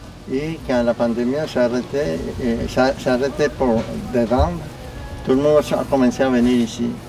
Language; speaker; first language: French; non-native, learner; Spanish